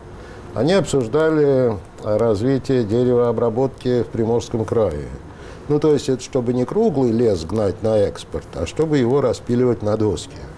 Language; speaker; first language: Russian; native; Russian